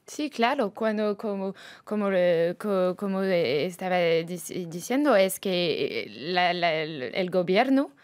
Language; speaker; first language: Spanish; non-native, fluent; French